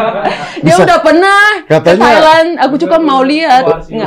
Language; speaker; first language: Indonesian; non-native, fluent; Thai